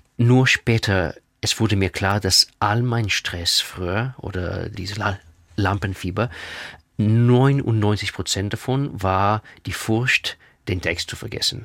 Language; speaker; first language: German; non-native, fluent; Russian